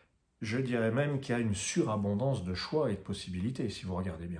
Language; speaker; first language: French; native; French